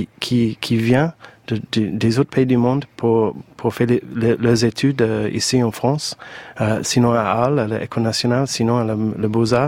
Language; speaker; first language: French; non-native, fluent; English